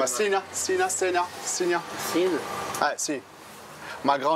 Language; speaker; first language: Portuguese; non-native, learner; French